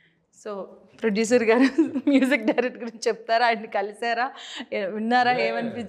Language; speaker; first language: Telugu; native; Telugu